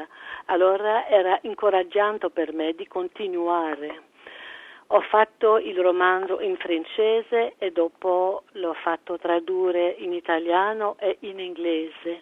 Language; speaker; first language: Italian; early bilingual, heritage; French